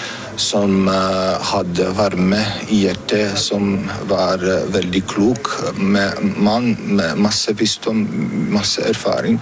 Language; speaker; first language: Norwegian; non-native, fluent; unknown